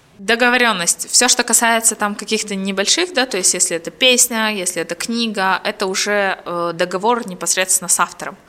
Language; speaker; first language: Russian; native; Russian